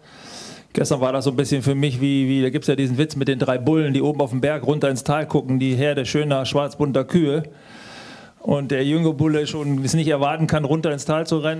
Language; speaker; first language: German; native; German